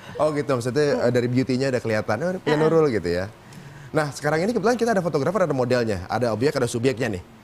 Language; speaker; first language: Indonesian; native; Indonesian